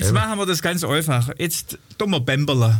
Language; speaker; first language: German; native; German